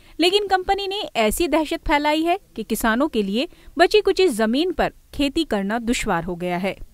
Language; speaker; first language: Hindi; native; Hindi